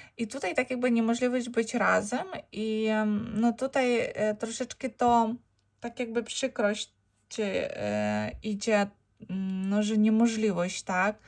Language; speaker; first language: Polish; non-native, learner; Ukrainian